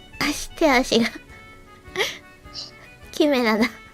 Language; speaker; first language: Japanese; native; Japanese